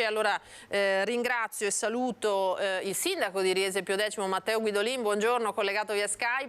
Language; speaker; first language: Italian; native; Italian